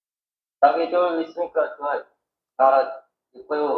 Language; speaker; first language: Korean; non-native, learner; Sinhala